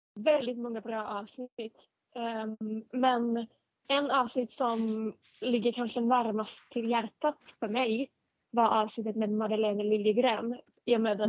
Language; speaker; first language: Swedish; non-native, fluent; Finnish